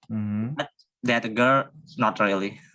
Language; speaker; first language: English; non-native, learner; Indonesian